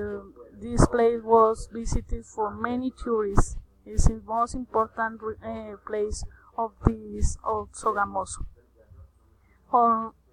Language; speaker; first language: English; non-native, learner; Spanish